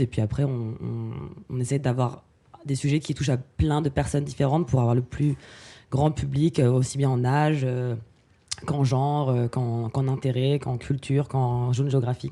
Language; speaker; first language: French; native; French